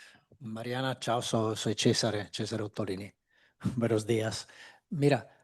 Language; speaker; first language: Spanish; non-native, fluent; Italian